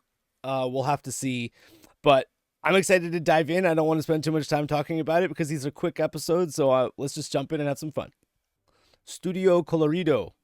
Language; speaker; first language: English; native; English